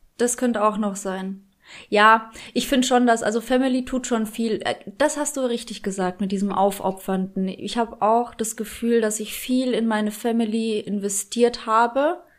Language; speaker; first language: German; early bilingual, other home language; Polish